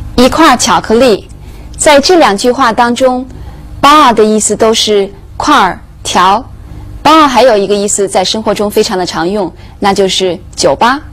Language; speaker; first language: Chinese; native; Chinese